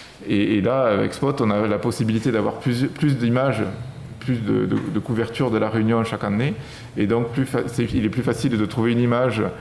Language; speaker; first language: French; native; French